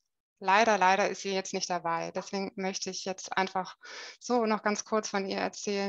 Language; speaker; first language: German; native; German